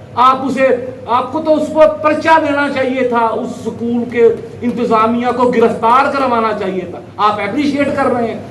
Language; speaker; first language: Urdu; non-native, local second language; Punjabi